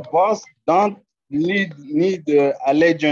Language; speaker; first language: English; non-native, learner; French